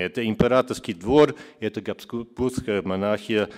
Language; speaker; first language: Russian; non-native, fluent; German